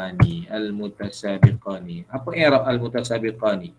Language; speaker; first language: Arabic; non-native, fluent; Malay